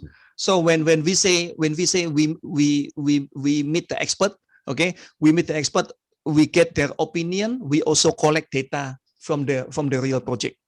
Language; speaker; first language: English; non-native, fluent; Indonesian